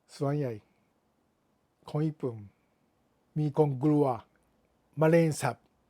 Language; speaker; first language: Thai; non-native, learner; Japanese